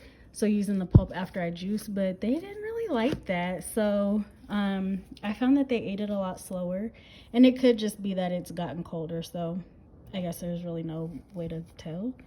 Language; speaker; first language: English; native; English